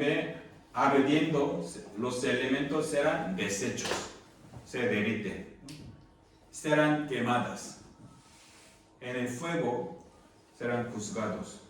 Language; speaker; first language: Spanish; non-native, fluent; Korean